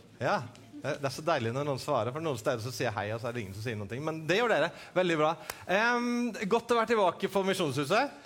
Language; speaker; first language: Norwegian; native; Norwegian